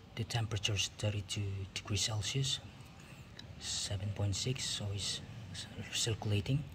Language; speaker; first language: English; non-native, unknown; Indonesian